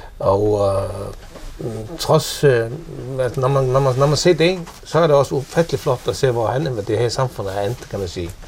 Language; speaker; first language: Danish; non-native, local second language; Faroese